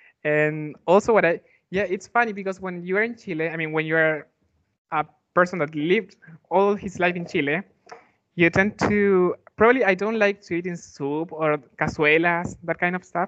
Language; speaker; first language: English; non-native, fluent; Spanish